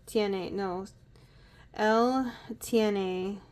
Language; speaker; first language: Spanish; non-native, learner; English